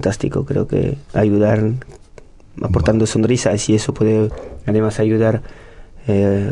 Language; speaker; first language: Spanish; non-native, fluent; French